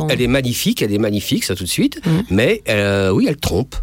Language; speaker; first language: French; native; French